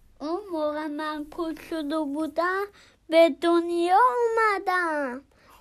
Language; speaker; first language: Persian; early bilingual, heritage; Persian